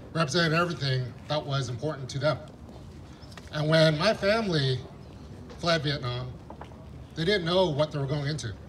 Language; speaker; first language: English; early bilingual, other home language; Vietnamese